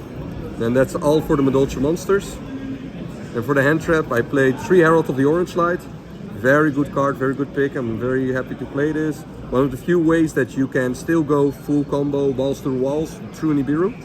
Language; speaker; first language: English; non-native, fluent; Dutch